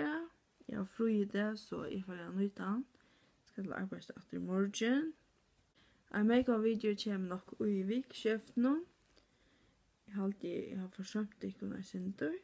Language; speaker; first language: Norwegian; non-native, learner; Faroese